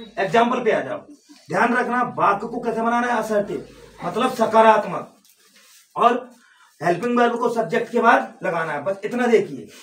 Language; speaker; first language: Hindi; native; Hindi